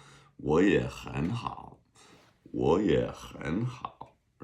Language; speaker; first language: Chinese; non-native, fluent; English